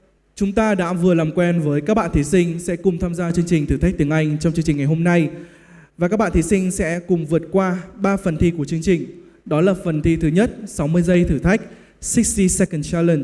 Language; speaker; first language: Vietnamese; native; Vietnamese